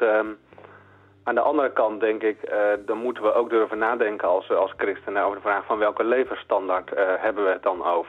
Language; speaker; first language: Dutch; native; Dutch